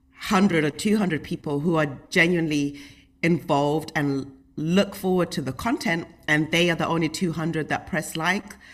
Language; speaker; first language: English; native; English